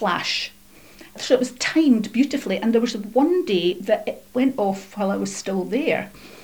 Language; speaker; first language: English; native; English